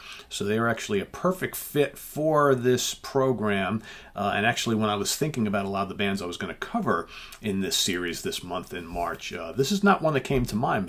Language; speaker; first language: English; native; English